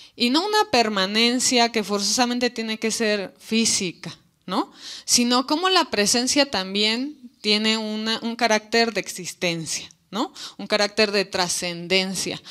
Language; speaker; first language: Spanish; native; Spanish